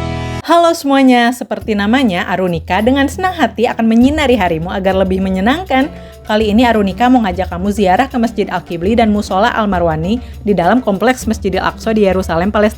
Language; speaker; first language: Indonesian; native; Indonesian